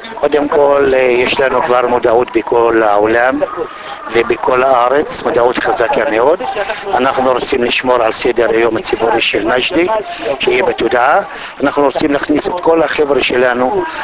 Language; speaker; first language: Hebrew; non-native, local second language; Arabic